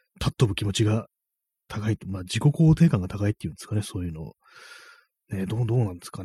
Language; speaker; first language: Japanese; native; Japanese